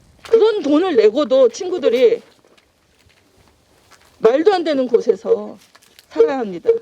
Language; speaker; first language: Korean; native; Korean